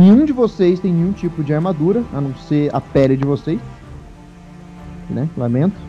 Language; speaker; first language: Portuguese; native; Portuguese